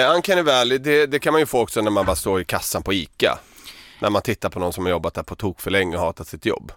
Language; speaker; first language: Swedish; early bilingual, other home language; Serbian